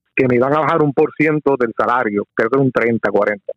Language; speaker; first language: Spanish; native; Spanish